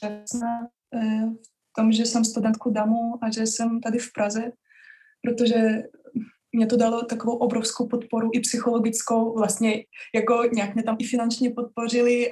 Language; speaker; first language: Czech; non-native, fluent; Russian